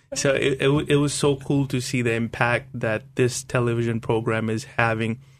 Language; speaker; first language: English; non-native, local second language; Hindi